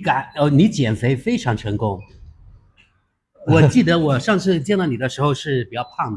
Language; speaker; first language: Chinese; native; Chinese